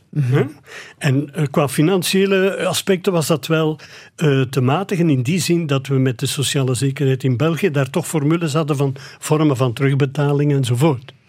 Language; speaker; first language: Dutch; native; Dutch